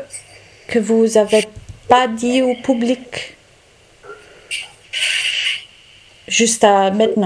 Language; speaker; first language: French; non-native, local second language; Italian